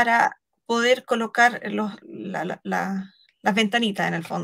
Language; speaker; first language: Spanish; native; Spanish